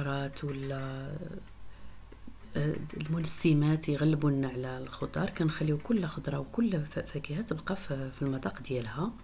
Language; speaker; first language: Arabic; native; Arabic